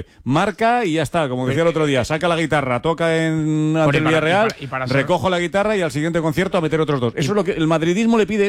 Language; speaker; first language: Spanish; native; Spanish